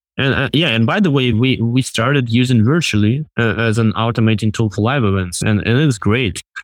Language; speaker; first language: English; non-native, fluent; Russian